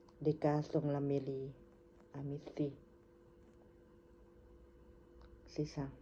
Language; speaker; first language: French; non-native, learner; Thai